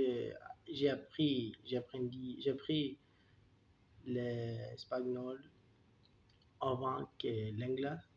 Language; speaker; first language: French; non-native, learner; Turkish